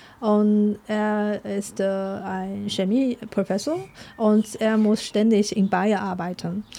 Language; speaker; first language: German; non-native, fluent; Chinese